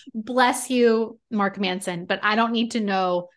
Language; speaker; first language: English; native; English